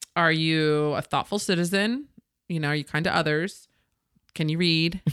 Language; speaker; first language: English; native; English